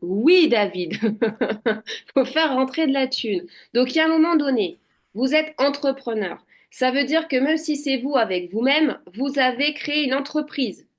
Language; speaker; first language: French; native; French